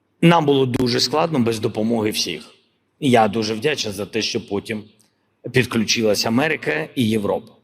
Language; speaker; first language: Ukrainian; non-native, local second language; Russian